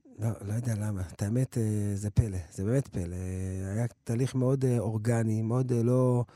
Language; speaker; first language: Hebrew; early bilingual, other home language; English